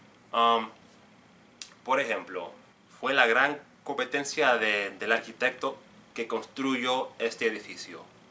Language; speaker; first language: Spanish; non-native, fluent; English